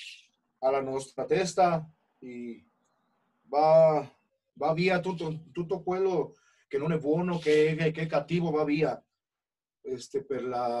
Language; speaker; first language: Italian; non-native, learner; Spanish